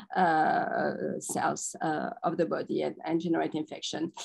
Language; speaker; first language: English; non-native, fluent; French